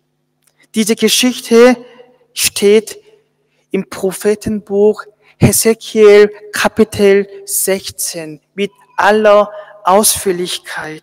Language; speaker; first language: German; non-native, fluent; Korean